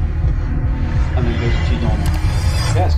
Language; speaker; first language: English; native; English